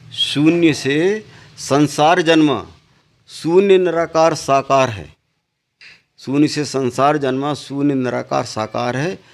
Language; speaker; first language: Hindi; native; Hindi